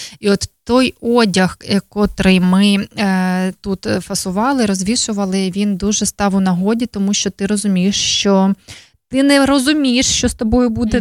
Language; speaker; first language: Ukrainian; native; Ukrainian